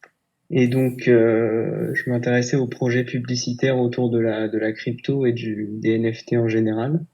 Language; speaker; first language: French; native; French